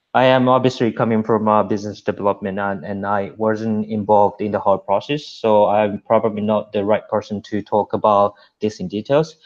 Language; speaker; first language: English; native; English